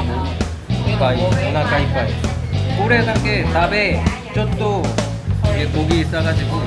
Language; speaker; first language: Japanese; non-native, learner; Korean